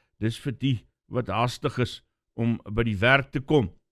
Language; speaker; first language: Afrikaans; native; Afrikaans